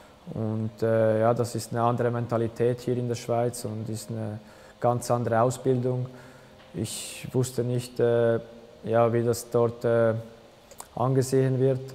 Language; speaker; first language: German; early bilingual, other home language; Albanian